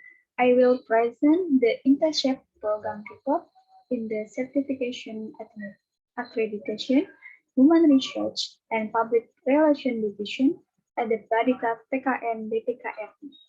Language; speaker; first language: English; non-native, learner; Indonesian